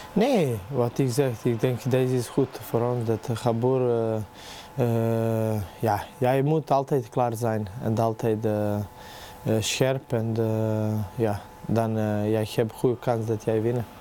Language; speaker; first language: Dutch; non-native, learner; Serbian